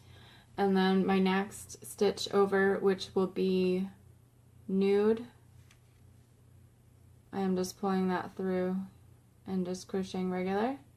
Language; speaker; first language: English; native; English